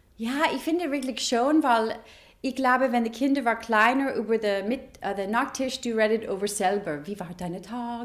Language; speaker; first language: German; non-native, fluent; English